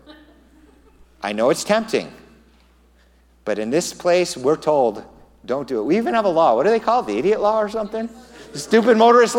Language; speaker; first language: English; native; English